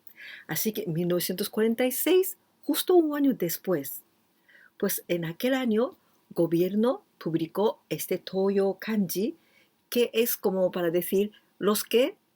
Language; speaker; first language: Spanish; non-native, fluent; Japanese